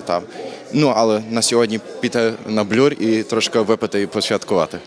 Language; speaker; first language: Ukrainian; early bilingual, heritage; Ukrainian